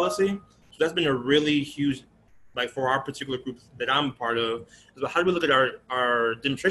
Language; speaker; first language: English; native; English